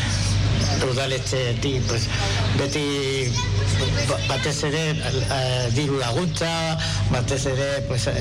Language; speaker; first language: Basque; non-native, local second language; Spanish